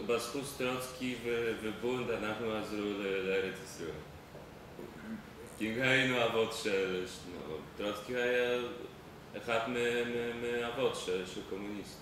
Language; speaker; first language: Hebrew; non-native, learner; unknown